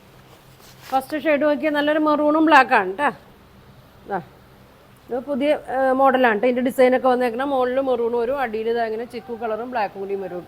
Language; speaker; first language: Malayalam; native; Malayalam